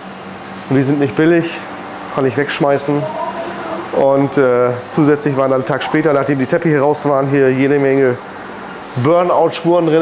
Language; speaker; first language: German; native; German